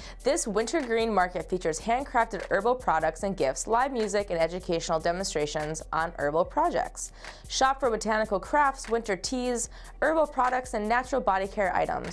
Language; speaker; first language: English; native; English